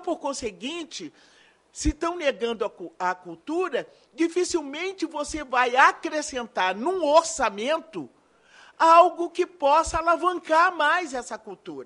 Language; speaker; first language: Portuguese; native; Portuguese